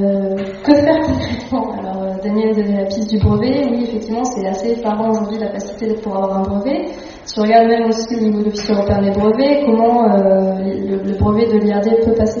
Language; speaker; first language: French; native; French